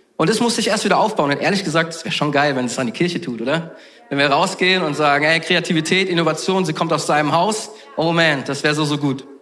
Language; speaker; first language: German; native; German